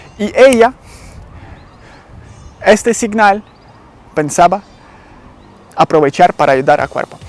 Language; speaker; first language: Spanish; non-native, learner; Ukrainian